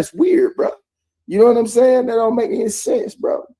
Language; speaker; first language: English; native; English